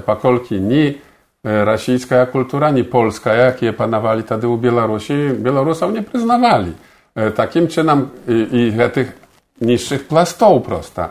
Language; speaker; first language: Polish; non-native, local second language; Belarusian